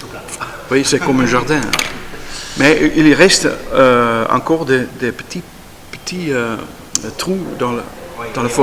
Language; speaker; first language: French; non-native, learner; Dutch